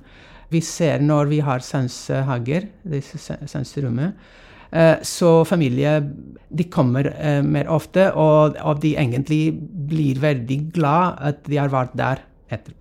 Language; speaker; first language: Norwegian; non-native, fluent; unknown